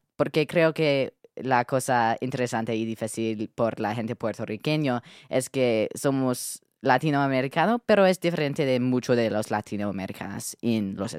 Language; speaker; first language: Spanish; non-native, learner; English